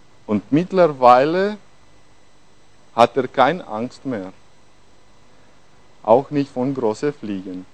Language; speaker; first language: German; non-native, fluent; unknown